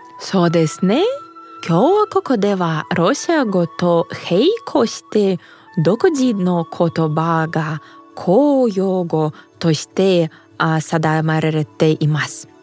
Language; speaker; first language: Japanese; non-native, fluent; Russian